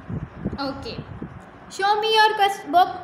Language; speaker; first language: English; non-native, fluent; Urdu